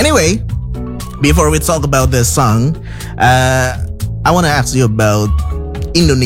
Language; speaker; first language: English; non-native, learner; Indonesian